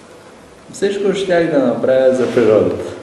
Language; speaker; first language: Bulgarian; non-native, local second language; Turkish